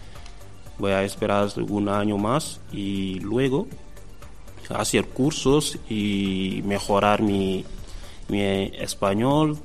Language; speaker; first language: Spanish; non-native, learner; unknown